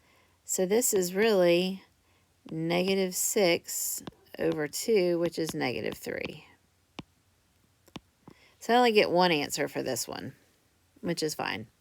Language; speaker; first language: English; native; English